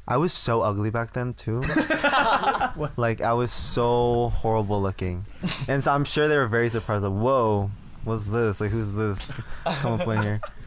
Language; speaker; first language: English; early bilingual, other home language; Korean